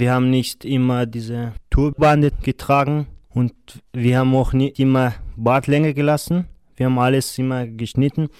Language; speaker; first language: German; non-native, learner; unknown